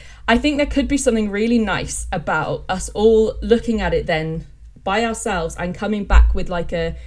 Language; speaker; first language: English; native; English